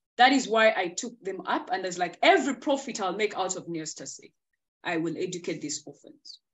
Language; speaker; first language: English; non-native, local second language; Ganda